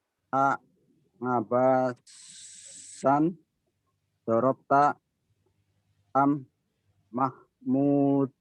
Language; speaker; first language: Arabic; non-native, learner; Indonesian